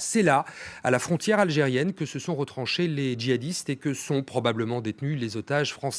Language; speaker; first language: French; native; French